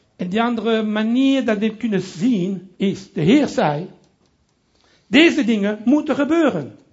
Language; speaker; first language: Dutch; non-native, fluent; French